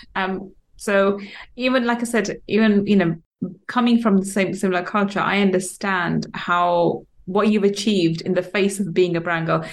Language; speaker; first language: English; early bilingual, heritage; Indonesian